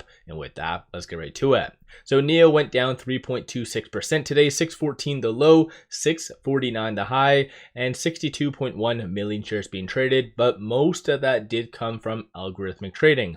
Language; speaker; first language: English; native; English